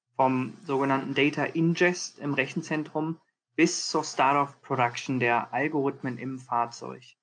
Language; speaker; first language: German; early bilingual, heritage; German